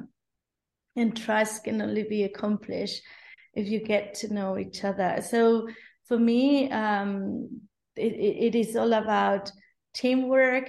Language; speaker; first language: English; non-native, fluent; Spanish